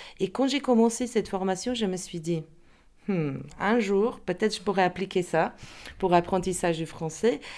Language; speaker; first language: French; non-native, fluent; Croatian